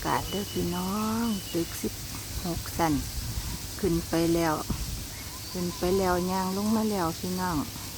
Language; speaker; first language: Thai; native; Thai